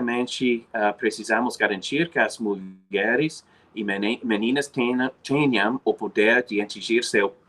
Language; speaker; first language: Portuguese; non-native, fluent; English